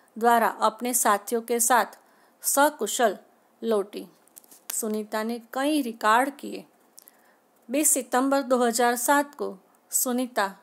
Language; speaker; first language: Hindi; non-native, local second language; Gujarati